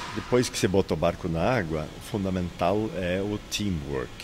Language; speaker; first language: Portuguese; non-native, fluent; Swedish